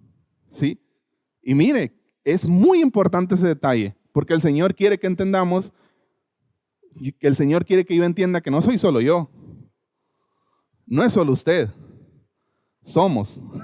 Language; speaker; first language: Spanish; native; Spanish